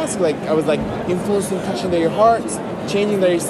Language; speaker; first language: English; non-native, fluent; Turkish